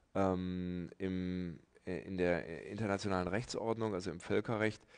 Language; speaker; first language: German; native; German